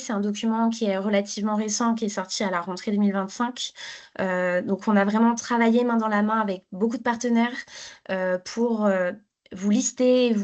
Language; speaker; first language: French; native; French